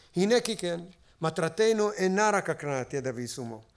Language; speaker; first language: Hebrew; native; Hebrew